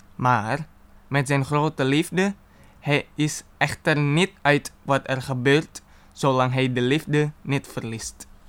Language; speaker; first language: Dutch; non-native, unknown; Indonesian